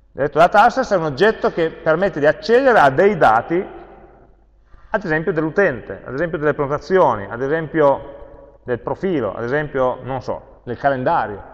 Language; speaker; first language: Italian; native; Italian